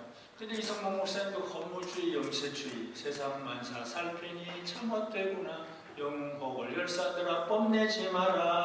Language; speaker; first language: Korean; native; Korean